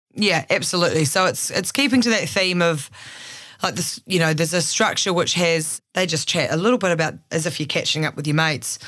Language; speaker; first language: English; native; English